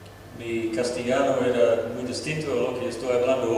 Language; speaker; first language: Spanish; non-native, fluent; English